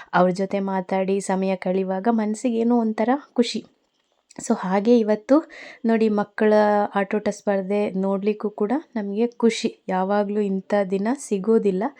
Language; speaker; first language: Kannada; non-native, local second language; Marathi